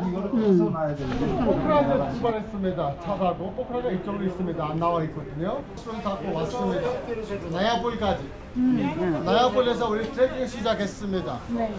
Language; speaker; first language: Korean; non-native, fluent; Nepali